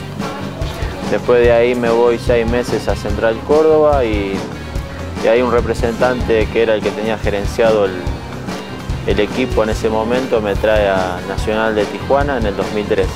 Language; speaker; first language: Spanish; native; Spanish